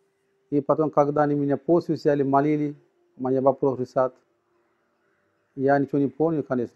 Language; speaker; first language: Russian; non-native, learner; Sinhala